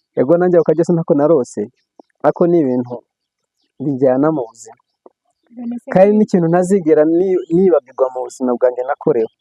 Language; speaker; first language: Kinyarwanda; early bilingual, heritage; Kinyarwanda